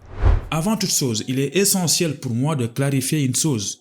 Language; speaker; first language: French; non-native, local second language; Wolof